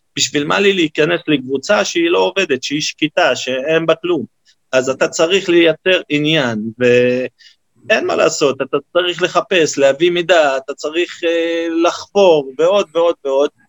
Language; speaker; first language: Hebrew; non-native, local second language; Arabic